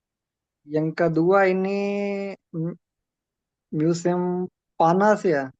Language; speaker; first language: Indonesian; non-native, learner; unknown